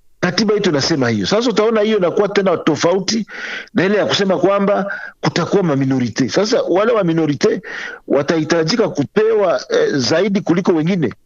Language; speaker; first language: Swahili; native; Swahili